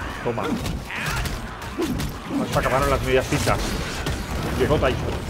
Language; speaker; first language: Spanish; native; Spanish